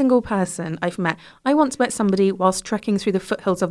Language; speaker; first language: English; native; English